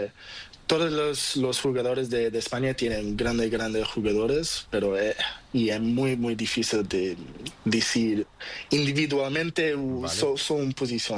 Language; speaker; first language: Spanish; non-native, learner; Portuguese